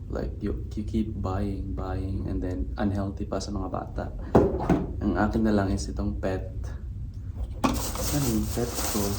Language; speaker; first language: Filipino; non-native, local second language; Cebuano